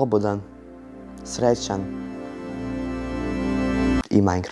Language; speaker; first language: Serbian; early bilingual, heritage; Serbian